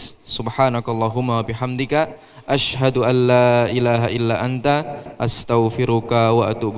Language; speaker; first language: Arabic; non-native, fluent; Indonesian